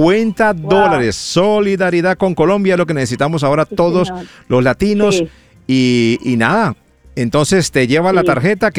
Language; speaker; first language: Spanish; native; Spanish